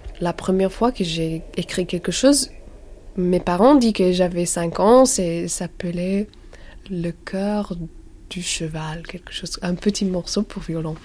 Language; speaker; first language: French; non-native, learner; English